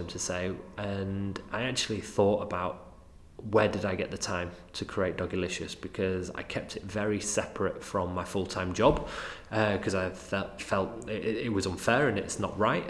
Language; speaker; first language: English; native; English